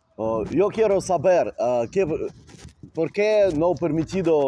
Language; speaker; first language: Spanish; non-native, learner; Russian